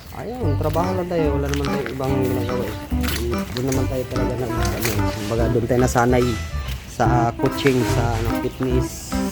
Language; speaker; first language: Filipino; native; Filipino